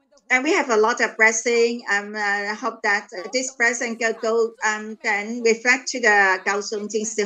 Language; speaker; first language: English; non-native, learner; Chinese